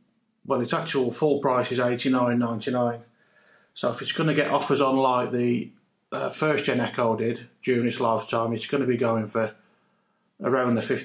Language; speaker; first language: English; native; English